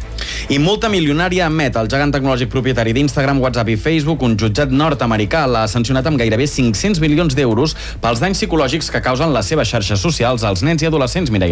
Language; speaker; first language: Catalan; native; Catalan